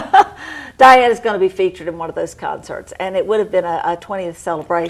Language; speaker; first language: English; native; English